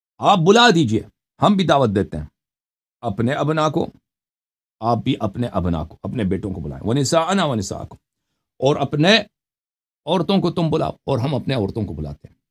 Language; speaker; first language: Urdu; non-native, local second language; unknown